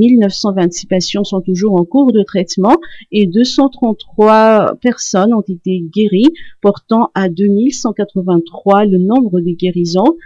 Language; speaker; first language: French; non-native, local second language; Malagasy